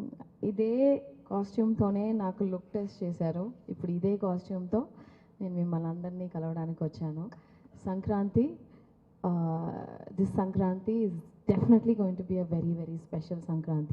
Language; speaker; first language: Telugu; early bilingual, heritage; Telugu